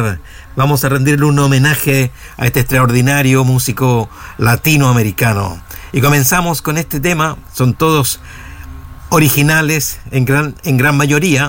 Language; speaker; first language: Spanish; native; Spanish